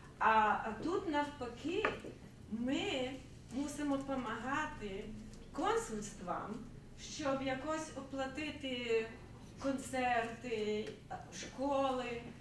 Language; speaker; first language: Ukrainian; early bilingual, heritage; Ukrainian